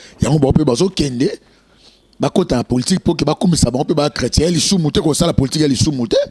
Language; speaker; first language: Lingala; native; Lingala